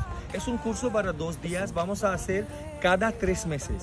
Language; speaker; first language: Spanish; non-native, fluent; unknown